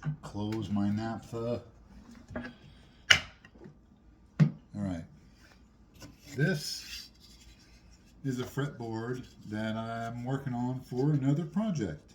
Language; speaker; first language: English; native; English